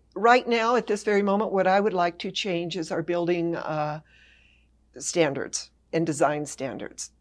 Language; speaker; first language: English; native; English